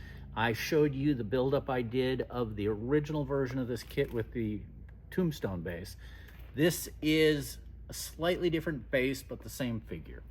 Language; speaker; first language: English; native; English